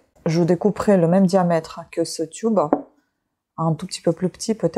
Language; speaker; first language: French; native; French